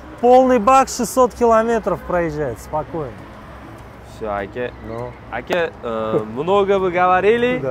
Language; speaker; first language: Russian; non-native, local second language; Uzbek